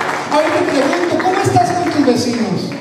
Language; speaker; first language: Spanish; native; Spanish